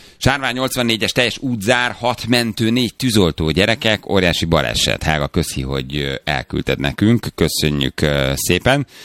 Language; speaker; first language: Hungarian; native; Hungarian